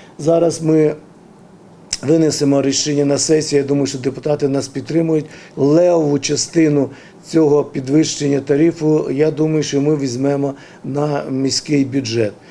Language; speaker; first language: Ukrainian; native; Ukrainian